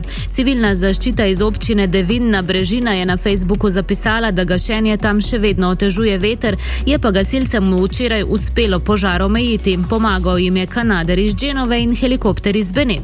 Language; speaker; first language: Slovenian; native; Slovenian